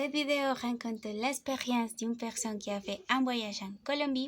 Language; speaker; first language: French; non-native, fluent; Spanish